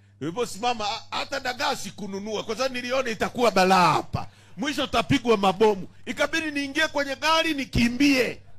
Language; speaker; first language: Swahili; native; Swahili